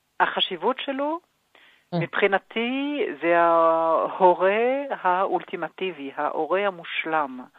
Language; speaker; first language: Hebrew; non-native, fluent; French